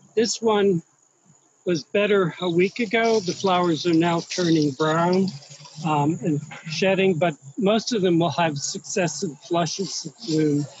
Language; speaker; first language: English; native; English